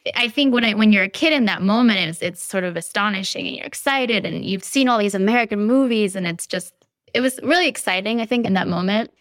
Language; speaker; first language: English; early bilingual, other home language; Spanish